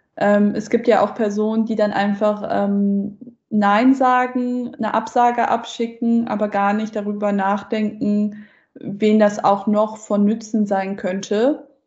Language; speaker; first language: German; early bilingual, other home language; Persian